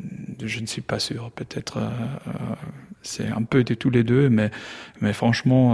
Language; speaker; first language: French; non-native, learner; German